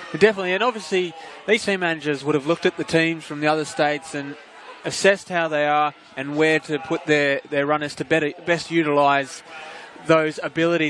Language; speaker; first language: English; native; English